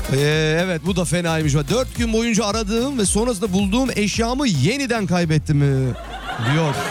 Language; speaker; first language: Turkish; native; Turkish